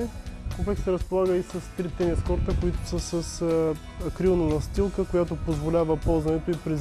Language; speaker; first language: Bulgarian; native; Bulgarian